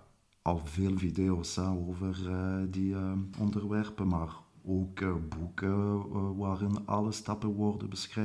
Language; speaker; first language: Dutch; non-native, local second language; French